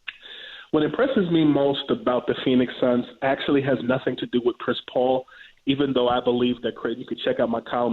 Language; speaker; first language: English; native; English